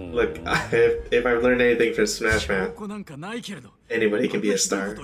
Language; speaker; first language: English; native; English